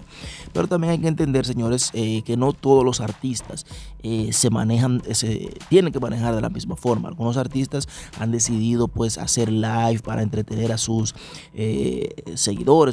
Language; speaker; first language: Spanish; native; Spanish